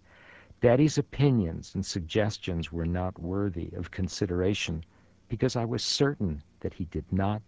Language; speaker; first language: English; early bilingual, other home language; Yiddish